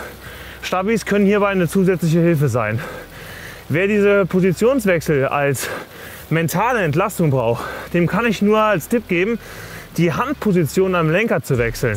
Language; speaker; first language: German; native; German